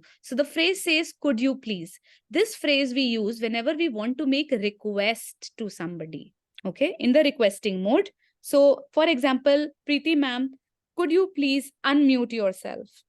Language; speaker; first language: English; non-native, local second language; Hindi